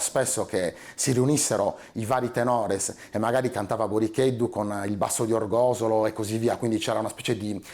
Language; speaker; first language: Italian; native; Italian